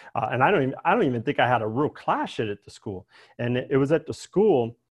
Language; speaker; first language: English; native; English